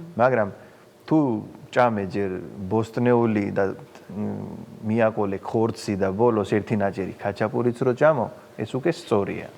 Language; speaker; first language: Georgian; non-native, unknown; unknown